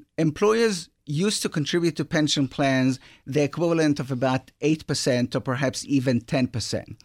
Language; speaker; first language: English; non-native, fluent; Hebrew